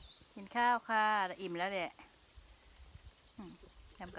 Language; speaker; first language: Swedish; non-native, learner; Thai